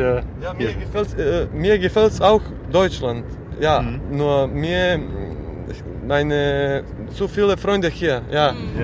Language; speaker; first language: German; non-native, learner; Serbian